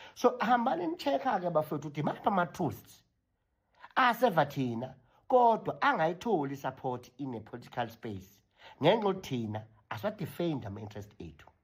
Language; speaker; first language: Zulu; native; Zulu